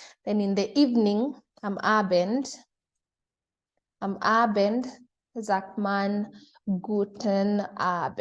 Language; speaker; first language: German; non-native, fluent; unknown